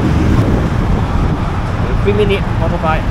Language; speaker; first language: English; non-native, learner; Cantonese